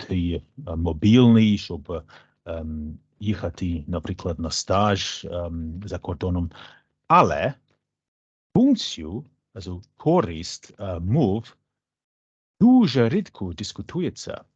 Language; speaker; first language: Ukrainian; non-native, learner; English